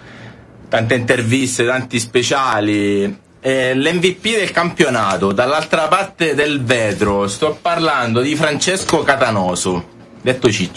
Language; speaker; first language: Italian; native; Italian